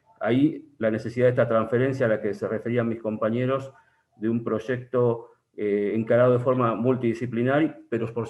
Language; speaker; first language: Spanish; native; Spanish